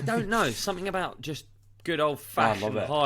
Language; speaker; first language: English; native; English